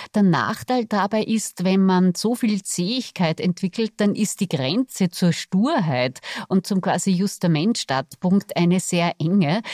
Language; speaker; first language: German; native; German